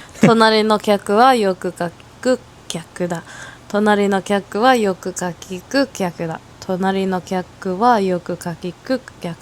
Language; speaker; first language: Japanese; non-native, learner; Filipino